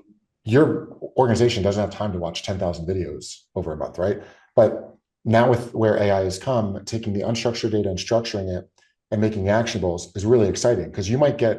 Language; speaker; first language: English; native; English